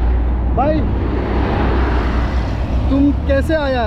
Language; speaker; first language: Hindi; non-native, learner; Bangla